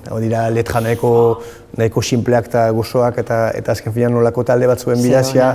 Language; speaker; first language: Basque; non-native, local second language; French